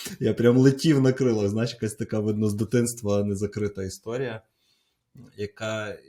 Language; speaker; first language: Ukrainian; native; Ukrainian